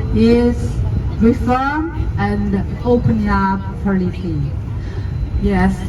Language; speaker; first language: English; non-native, learner; Chinese